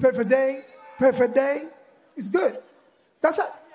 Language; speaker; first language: English; non-native, learner; Spanish